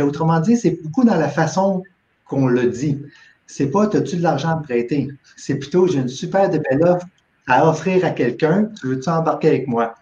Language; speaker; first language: French; native; French